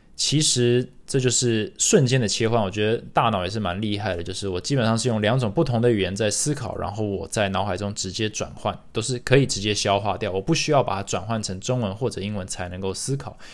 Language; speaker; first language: Chinese; early bilingual, other home language; English